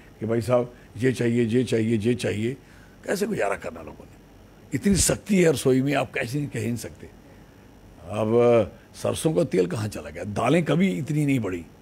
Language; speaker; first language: Hindi; native; Hindi